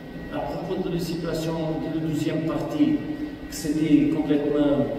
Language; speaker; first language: French; non-native, fluent; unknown